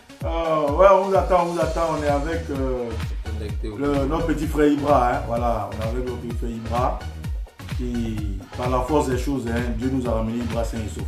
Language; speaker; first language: French; native; French